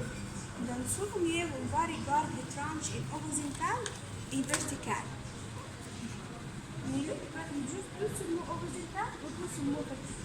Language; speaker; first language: French; non-native, learner; Arabic